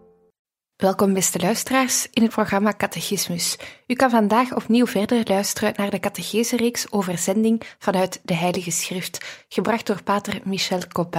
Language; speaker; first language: Dutch; native; Dutch